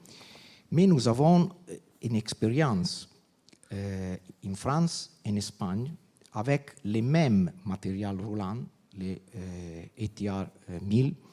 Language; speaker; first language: French; non-native, fluent; Italian